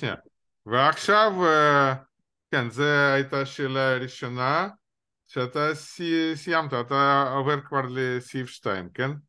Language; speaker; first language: Hebrew; non-native, fluent; Russian